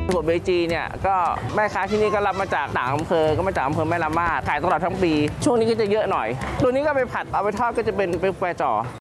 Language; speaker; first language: Thai; early bilingual, other home language; Chinese